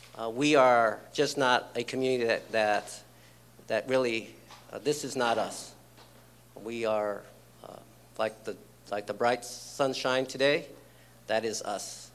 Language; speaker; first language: English; early bilingual, other home language; Spanish